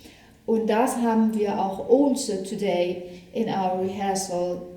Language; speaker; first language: German; non-native, fluent; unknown